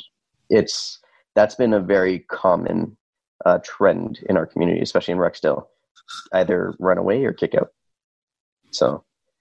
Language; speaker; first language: English; native; English